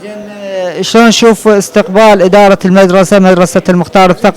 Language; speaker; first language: Arabic; native; Arabic